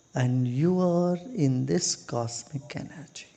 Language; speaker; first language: English; non-native, local second language; Kannada